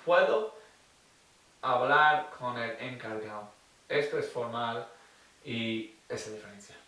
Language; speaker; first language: Spanish; non-native, learner; English